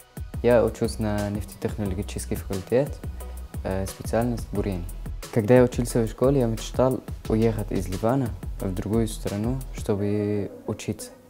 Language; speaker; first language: Russian; non-native, learner; Arabic